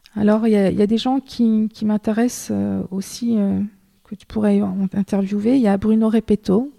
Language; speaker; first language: French; native; French